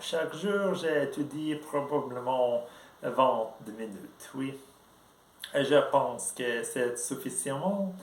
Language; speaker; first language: French; non-native, learner; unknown